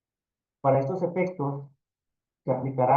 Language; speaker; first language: Spanish; native; Spanish